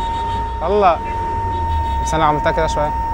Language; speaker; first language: Arabic; native; Arabic